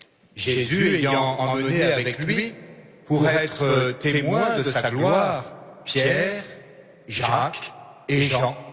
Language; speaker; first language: French; native; French